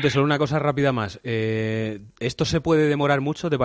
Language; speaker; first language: Spanish; native; Spanish